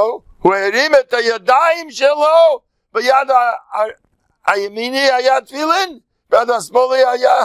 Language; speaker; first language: Hebrew; non-native, fluent; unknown